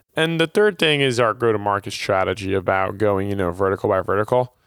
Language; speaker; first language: English; non-native, fluent; Portuguese